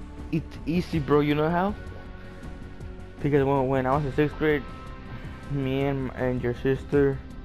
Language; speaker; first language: English; early bilingual, other home language; Spanish